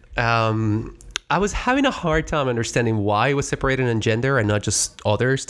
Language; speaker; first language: English; non-native, fluent; Spanish